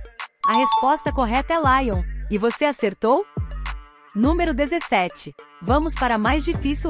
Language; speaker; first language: Portuguese; native; Portuguese